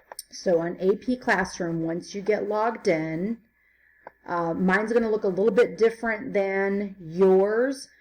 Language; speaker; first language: English; native; English